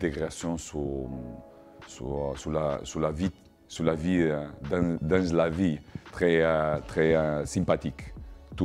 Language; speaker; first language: French; non-native, learner; Portuguese